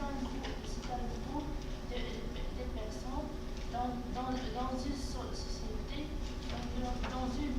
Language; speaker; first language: French; non-native, learner; Arabic